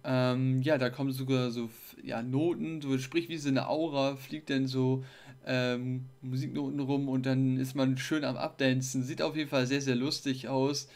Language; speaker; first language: German; native; German